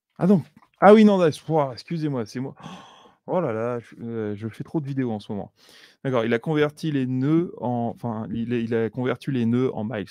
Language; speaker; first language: French; native; French